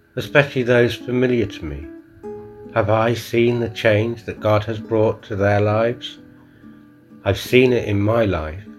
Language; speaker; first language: English; native; English